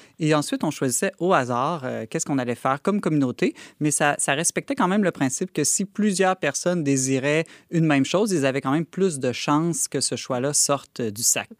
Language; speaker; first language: French; native; French